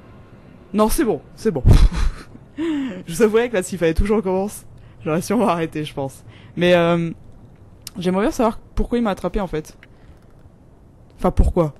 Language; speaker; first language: French; native; French